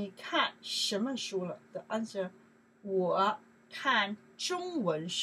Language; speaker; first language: Chinese; non-native, learner; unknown